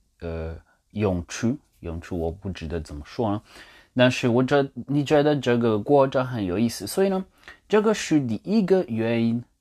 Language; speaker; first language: Chinese; non-native, learner; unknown